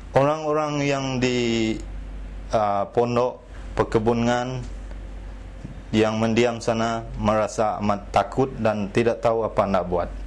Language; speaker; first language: Malay; non-native, local second language; Iban